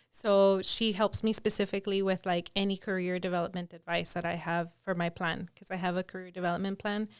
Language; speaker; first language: English; early bilingual, other home language; Spanish